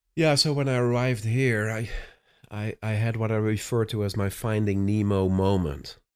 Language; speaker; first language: English; non-native, fluent; Dutch